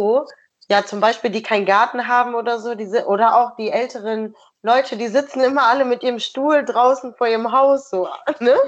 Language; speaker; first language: German; native; German